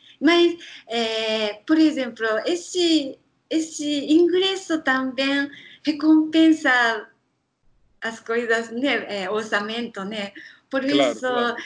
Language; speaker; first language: Portuguese; non-native, learner; Japanese